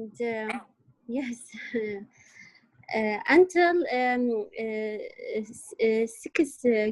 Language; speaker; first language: English; non-native, learner; Central Kurdish